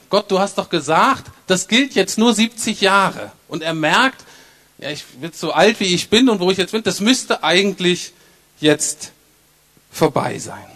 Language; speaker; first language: German; native; German